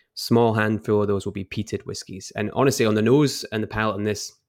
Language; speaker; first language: English; native; English